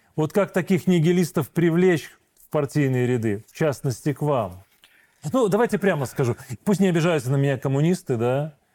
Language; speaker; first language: Russian; native; Russian